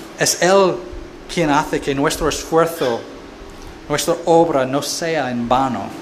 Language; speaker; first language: Spanish; non-native, fluent; English